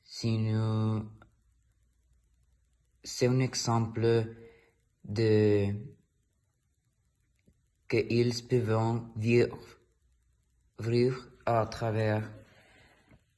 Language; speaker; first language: French; non-native, learner; Spanish